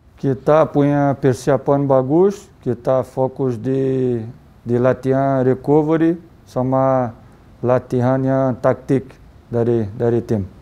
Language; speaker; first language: Indonesian; non-native, learner; Portuguese